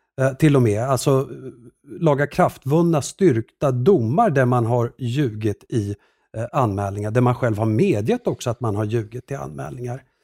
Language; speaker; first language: Swedish; early bilingual, other home language; Assyrian Neo-Aramaic